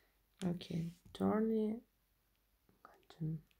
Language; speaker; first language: English; non-native, learner; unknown